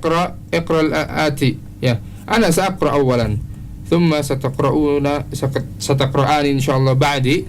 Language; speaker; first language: Arabic; non-native, fluent; Indonesian